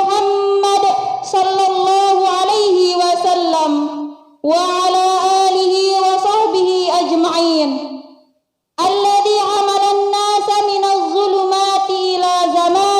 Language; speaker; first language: Arabic; non-native, learner; Sasak